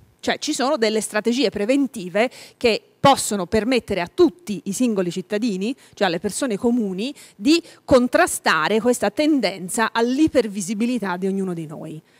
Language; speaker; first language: Italian; native; Italian